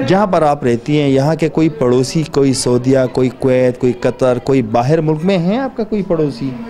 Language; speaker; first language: Urdu; non-native, local second language; Punjabi